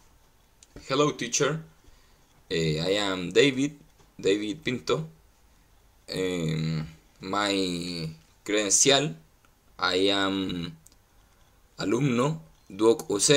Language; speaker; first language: English; non-native, learner; Spanish